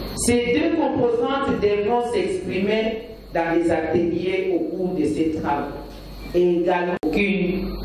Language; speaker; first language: French; non-native, local second language; Lingala